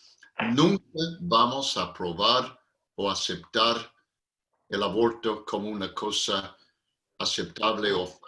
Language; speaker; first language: Spanish; non-native, fluent; English